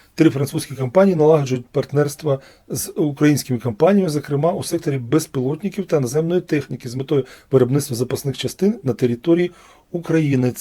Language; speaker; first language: Ukrainian; non-native, local second language; Russian